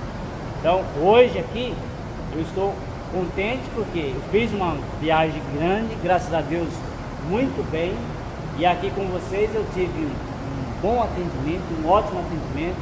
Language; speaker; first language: Portuguese; native; Portuguese